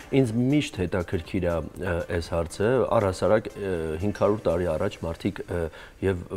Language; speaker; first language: Armenian; native; Armenian